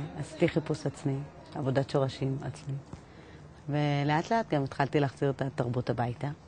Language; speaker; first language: Hebrew; early bilingual, other home language; Amharic